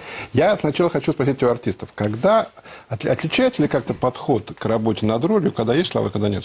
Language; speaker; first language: Russian; native; Russian